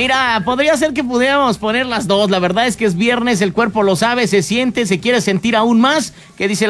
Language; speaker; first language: Spanish; native; Spanish